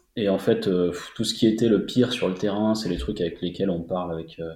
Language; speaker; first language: French; native; French